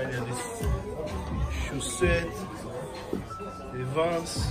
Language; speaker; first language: French; non-native, learner; Portuguese